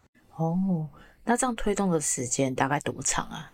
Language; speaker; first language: Chinese; native; Chinese